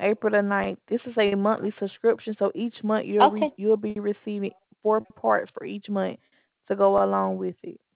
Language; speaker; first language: English; native; English